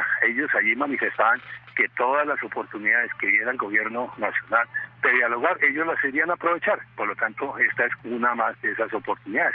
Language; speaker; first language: Spanish; native; Spanish